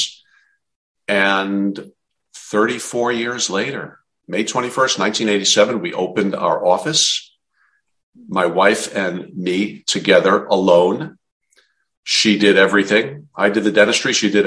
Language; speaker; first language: English; native; English